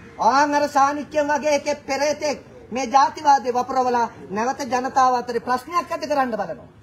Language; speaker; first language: Sinhala; native; Sinhala